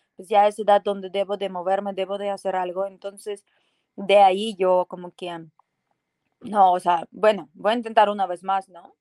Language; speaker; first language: Spanish; non-native, fluent; Ukrainian